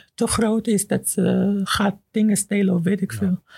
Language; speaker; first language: Dutch; non-native, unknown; Arabic